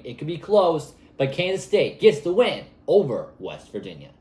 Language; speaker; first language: English; native; English